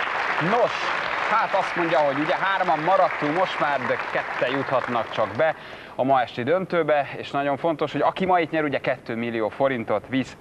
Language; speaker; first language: Hungarian; native; Hungarian